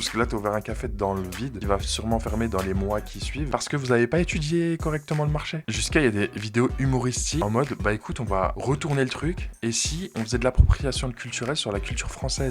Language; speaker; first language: French; native; French